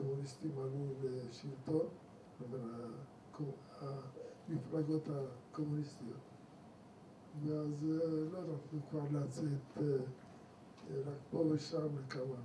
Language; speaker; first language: Hebrew; non-native, fluent; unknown